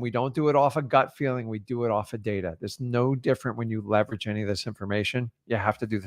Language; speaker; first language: English; native; English